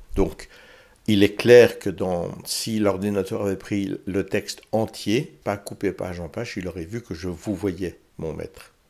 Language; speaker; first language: French; early bilingual, heritage; French